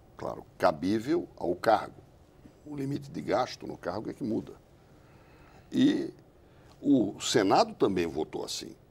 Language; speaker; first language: Portuguese; native; Portuguese